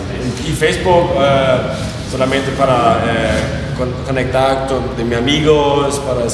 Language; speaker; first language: Spanish; non-native, learner; German